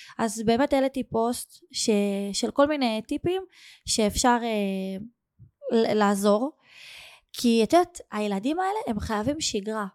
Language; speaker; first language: Hebrew; native; Hebrew